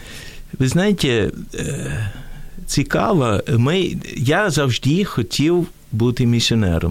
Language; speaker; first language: Ukrainian; non-native, fluent; Dutch